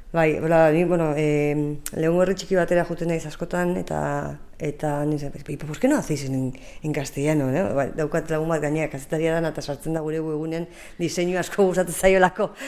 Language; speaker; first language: Basque; native; Basque